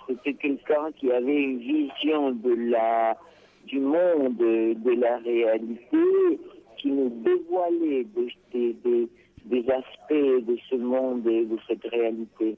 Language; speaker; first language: French; non-native, fluent; Spanish